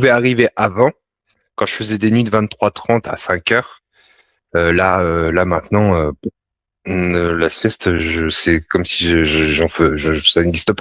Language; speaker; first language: French; native; French